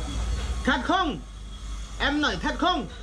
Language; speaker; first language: Vietnamese; non-native, learner; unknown